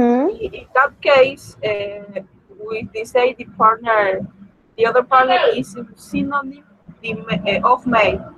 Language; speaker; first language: English; non-native, learner; Spanish